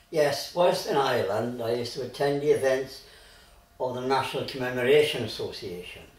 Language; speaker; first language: English; native; English